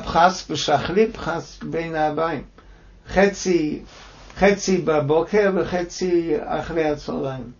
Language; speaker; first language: Hebrew; non-native, fluent; English